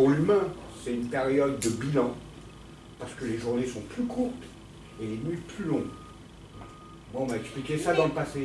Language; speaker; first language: French; native; French